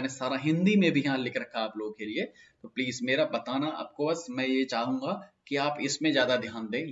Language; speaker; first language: Hindi; native; Hindi